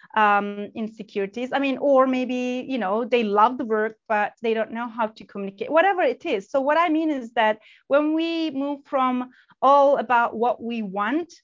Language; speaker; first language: English; non-native, fluent; Turkish